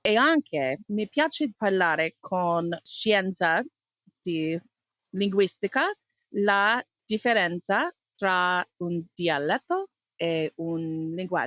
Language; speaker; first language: Italian; non-native, learner; English